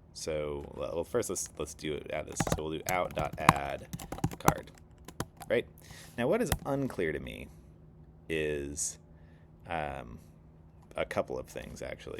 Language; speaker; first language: English; native; English